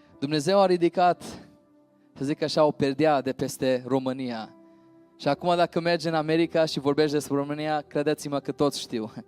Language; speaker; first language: Romanian; early bilingual, heritage; Romanian